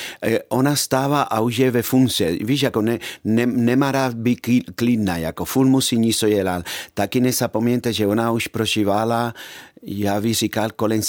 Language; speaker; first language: Czech; non-native, fluent; Spanish